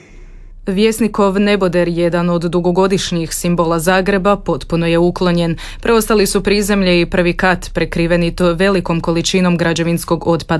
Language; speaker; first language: Serbian; native; Serbian